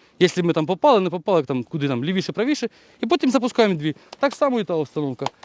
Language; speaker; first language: Ukrainian; native; Ukrainian